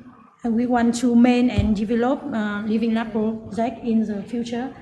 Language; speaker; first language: English; non-native, learner; Vietnamese